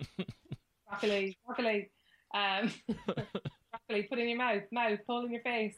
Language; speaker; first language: English; native; English